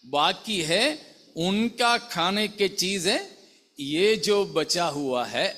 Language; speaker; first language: Hindi; non-native, local second language; Malayalam